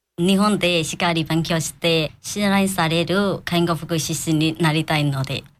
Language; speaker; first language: Japanese; non-native, learner; Burmese